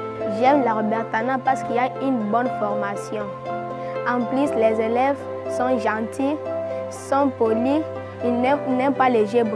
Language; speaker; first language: French; non-native, local second language; Luba-Lulua